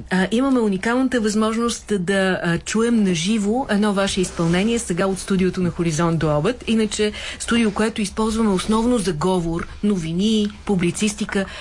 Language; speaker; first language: Bulgarian; native; Bulgarian